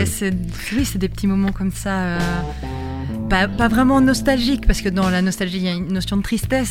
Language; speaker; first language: French; native; French